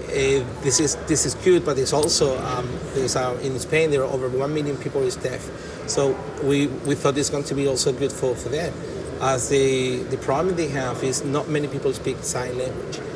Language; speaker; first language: English; non-native, fluent; Spanish